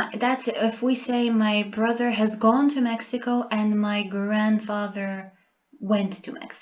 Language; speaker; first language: English; non-native, fluent; Serbian